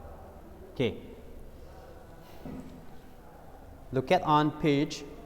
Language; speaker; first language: English; non-native, learner; Indonesian